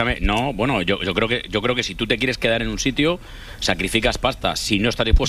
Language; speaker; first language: Spanish; native; Spanish